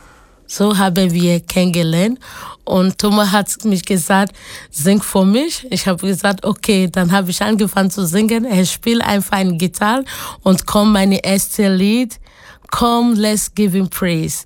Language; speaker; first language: German; non-native, learner; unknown